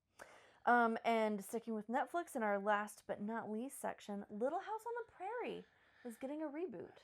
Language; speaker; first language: English; native; English